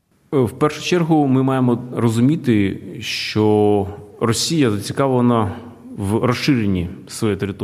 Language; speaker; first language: Polish; non-native, learner; Ukrainian